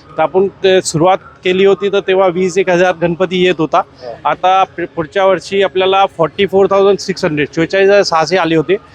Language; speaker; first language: Marathi; non-native, local second language; Hindi